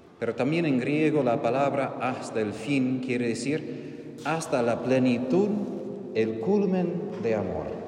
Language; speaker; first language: Spanish; non-native, fluent; English